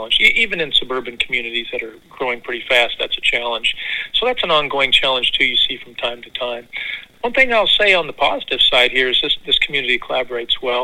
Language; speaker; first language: English; native; English